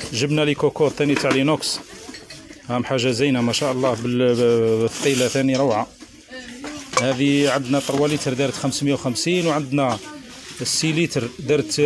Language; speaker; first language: Arabic; native; Arabic